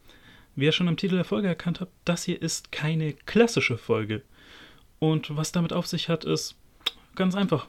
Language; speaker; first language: German; native; German